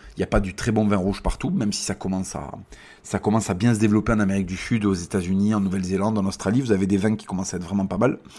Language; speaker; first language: French; native; French